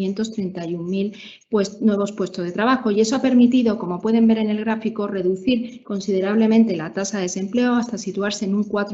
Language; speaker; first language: Spanish; native; Spanish